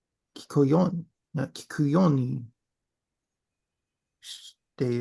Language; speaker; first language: Japanese; non-native, learner; English